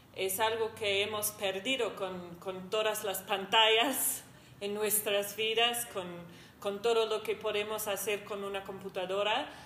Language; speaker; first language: Spanish; non-native, fluent; English